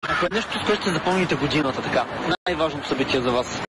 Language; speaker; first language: Bulgarian; native; Bulgarian